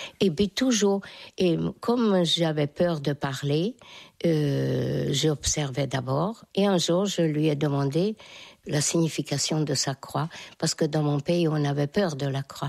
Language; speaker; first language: French; non-native, fluent; Hungarian